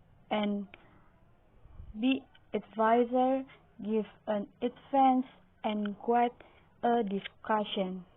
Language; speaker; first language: English; non-native, learner; Indonesian